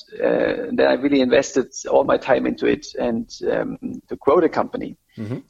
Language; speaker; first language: English; non-native, fluent; German